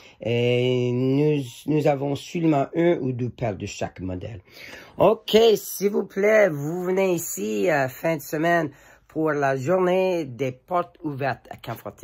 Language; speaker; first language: French; non-native, learner; English